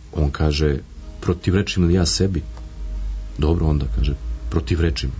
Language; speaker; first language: Serbian; native; Serbian